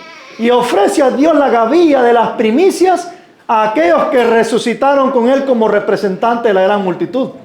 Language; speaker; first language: Spanish; native; Spanish